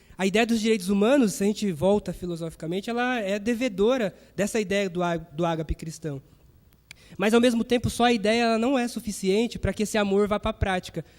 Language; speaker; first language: Portuguese; native; Portuguese